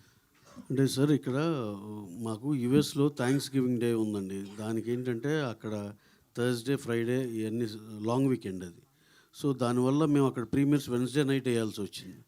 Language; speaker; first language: Telugu; native; Telugu